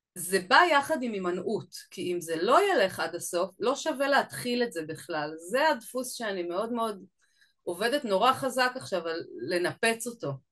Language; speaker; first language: Hebrew; early bilingual, other home language; Russian